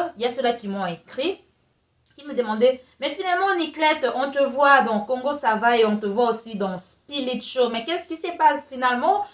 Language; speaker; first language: French; non-native, local second language; Lingala